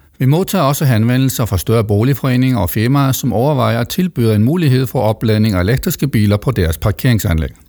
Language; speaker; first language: Danish; non-native, local second language; Faroese